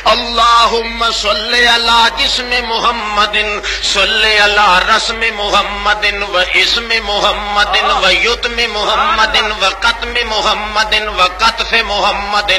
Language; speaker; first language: Arabic; non-native, fluent; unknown